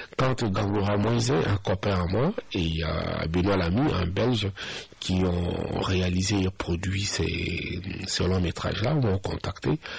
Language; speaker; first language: French; non-native, local second language; Lingala